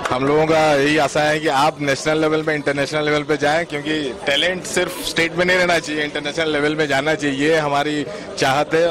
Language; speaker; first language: Hindi; non-native, local second language; Odia